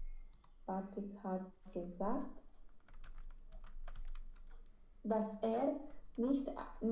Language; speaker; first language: German; non-native, learner; Romanian